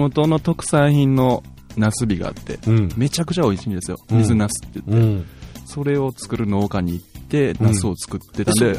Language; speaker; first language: Japanese; native; Japanese